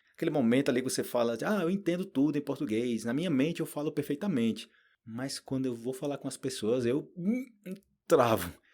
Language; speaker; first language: Portuguese; native; Portuguese